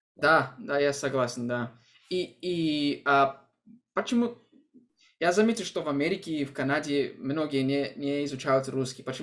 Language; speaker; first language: Russian; non-native, fluent; English